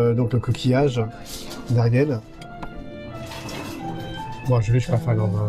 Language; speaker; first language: French; native; French